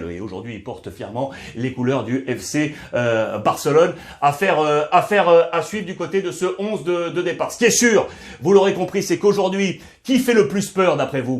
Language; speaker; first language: French; native; French